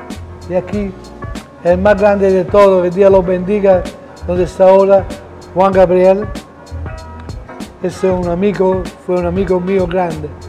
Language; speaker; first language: Spanish; non-native, fluent; Italian